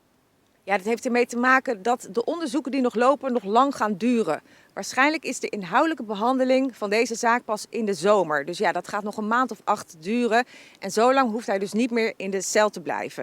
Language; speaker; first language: Dutch; native; Dutch